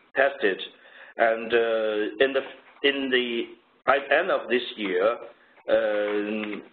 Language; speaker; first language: English; non-native, fluent; Chinese